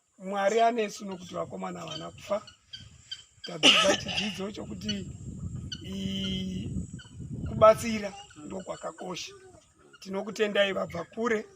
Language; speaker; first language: Shona; non-native, local second language; Tsonga